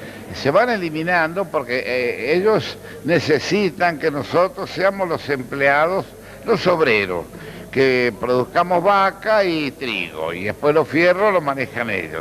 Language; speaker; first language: Spanish; native; Spanish